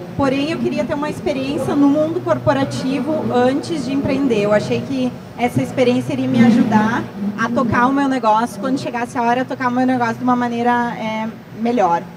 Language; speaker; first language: Portuguese; native; Portuguese